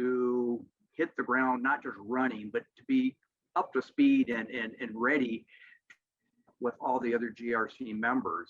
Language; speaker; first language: English; native; English